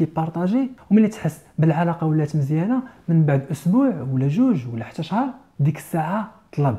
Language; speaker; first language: Arabic; native; Arabic